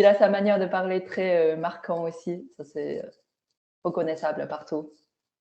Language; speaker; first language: French; non-native, fluent; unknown